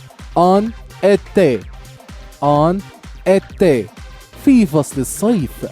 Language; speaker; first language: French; non-native, fluent; Arabic